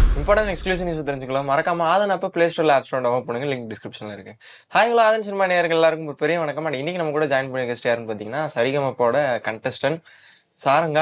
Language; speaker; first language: Tamil; native; Tamil